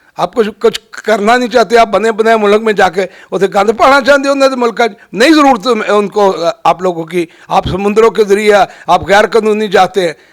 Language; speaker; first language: Urdu; non-native, local second language; Punjabi